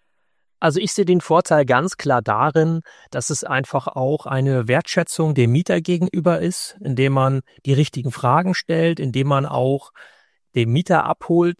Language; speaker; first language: German; native; German